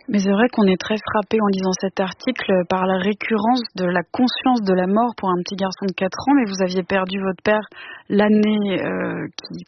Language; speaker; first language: French; native; French